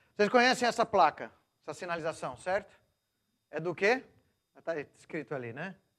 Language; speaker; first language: Portuguese; non-native, local second language; English